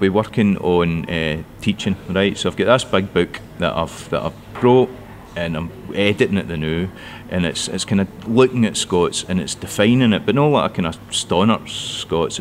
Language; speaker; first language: English; non-native, local second language; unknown